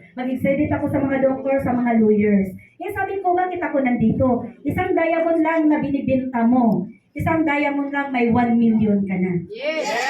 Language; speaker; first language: Filipino; non-native, local second language; Hiligaynon